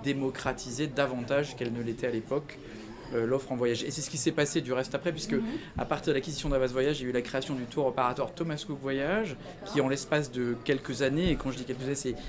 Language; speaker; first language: French; native; French